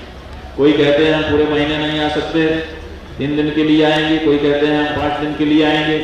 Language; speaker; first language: Hindi; native; Hindi